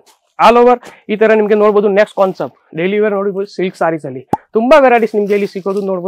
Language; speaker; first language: Kannada; non-native, fluent; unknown